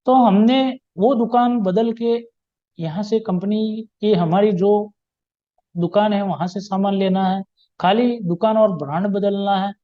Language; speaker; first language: Hindi; non-native, local second language; Gujarati